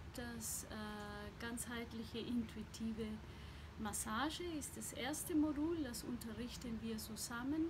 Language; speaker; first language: German; non-native, fluent; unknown